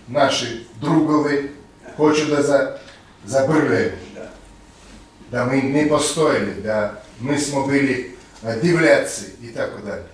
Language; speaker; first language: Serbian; non-native, fluent; Russian